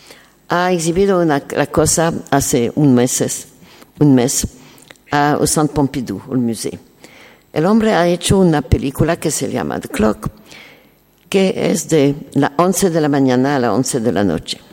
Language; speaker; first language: Spanish; non-native, learner; French